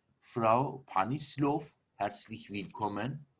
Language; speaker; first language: German; non-native, fluent; Turkish